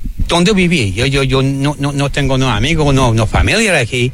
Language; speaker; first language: Spanish; non-native, learner; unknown